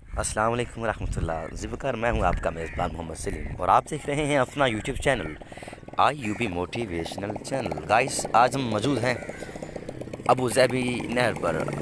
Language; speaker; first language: Urdu; non-native, local second language; Saraiki